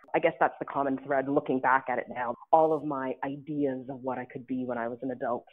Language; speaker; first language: English; native; English